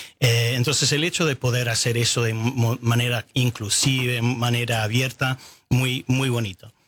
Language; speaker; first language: Spanish; non-native, fluent; English